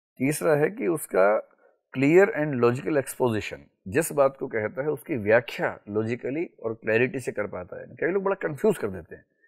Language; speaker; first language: Hindi; native; Hindi